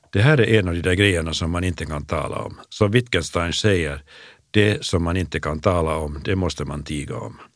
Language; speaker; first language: Swedish; native; Swedish